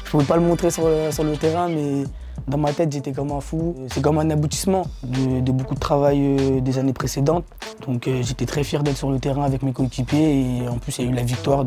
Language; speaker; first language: French; early bilingual, other home language; Portuguese